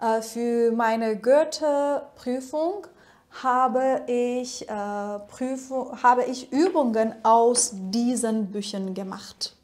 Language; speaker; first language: German; non-native, fluent; Persian